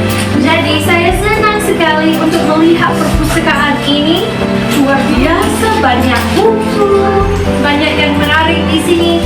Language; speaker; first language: Indonesian; non-native, fluent; English